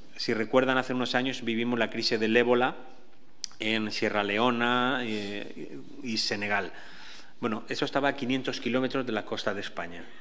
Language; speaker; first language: Spanish; native; Spanish